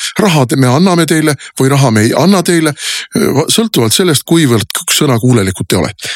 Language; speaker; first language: Estonian; native; Estonian